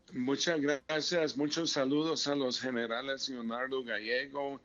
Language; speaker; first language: Spanish; early bilingual, heritage; Spanish